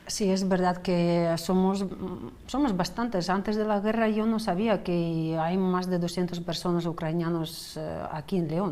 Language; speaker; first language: Spanish; non-native, fluent; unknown